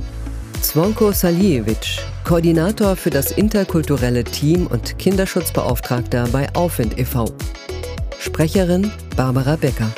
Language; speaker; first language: German; native; German